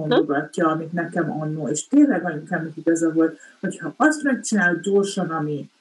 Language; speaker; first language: Hungarian; native; Hungarian